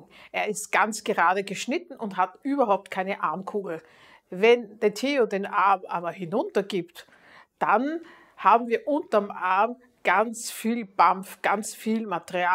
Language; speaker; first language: German; native; German